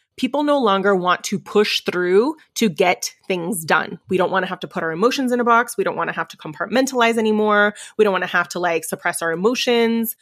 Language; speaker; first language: English; early bilingual, other home language; Spanish